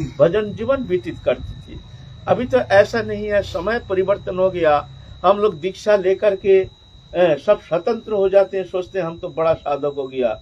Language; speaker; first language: Hindi; non-native, local second language; Bangla